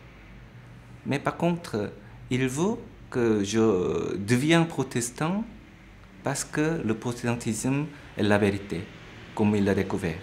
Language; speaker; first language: French; non-native, fluent; Korean